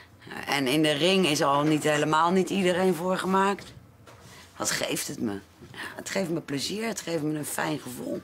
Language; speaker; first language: Dutch; native; Dutch